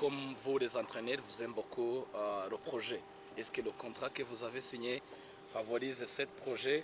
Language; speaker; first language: French; non-native, local second language; Kinyarwanda